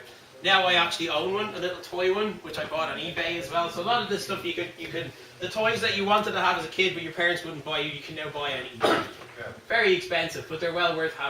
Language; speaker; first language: English; native; English